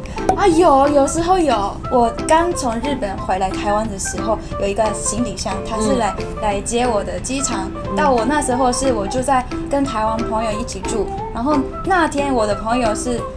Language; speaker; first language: Chinese; non-native, fluent; Japanese